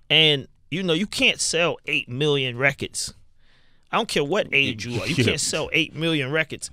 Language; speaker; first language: English; native; English